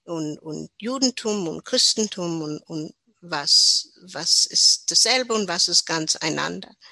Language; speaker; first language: German; non-native, learner; English